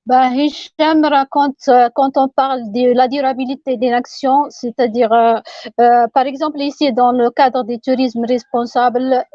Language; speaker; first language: French; non-native, local second language; Arabic